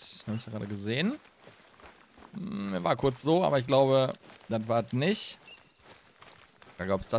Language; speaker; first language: German; native; German